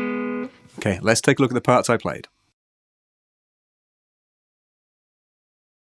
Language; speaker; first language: English; native; English